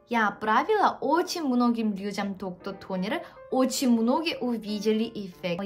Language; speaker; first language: Russian; non-native, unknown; Korean